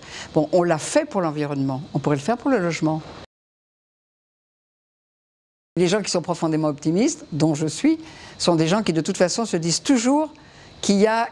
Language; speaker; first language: French; native; French